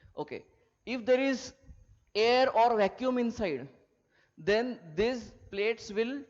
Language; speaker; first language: English; non-native, local second language; Marathi